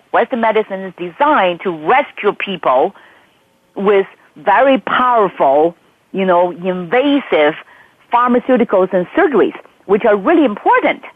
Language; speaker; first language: English; non-native, fluent; Chinese